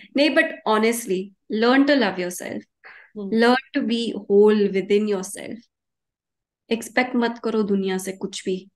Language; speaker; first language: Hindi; early bilingual, heritage; Hindi